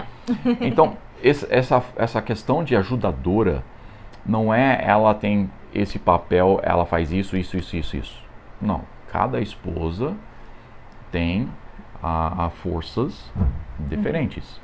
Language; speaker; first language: Portuguese; non-native, fluent; English